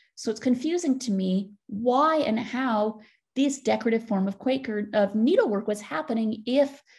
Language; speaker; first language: English; native; English